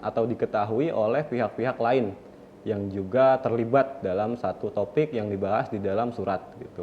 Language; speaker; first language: Indonesian; native; Indonesian